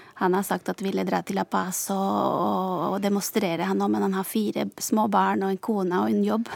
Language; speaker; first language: Norwegian; non-native, fluent; Spanish